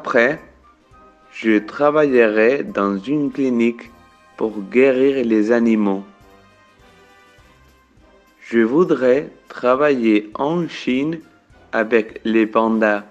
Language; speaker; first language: French; non-native, fluent; Spanish